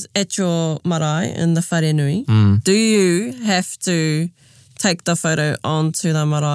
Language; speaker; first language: English; native; English